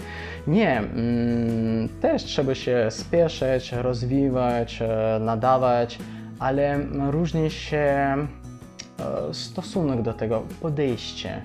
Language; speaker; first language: Polish; non-native, fluent; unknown